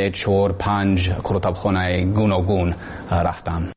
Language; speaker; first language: Persian; non-native, learner; English